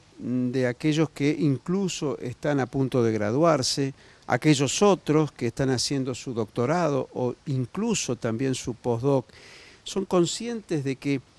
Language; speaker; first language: Spanish; native; Spanish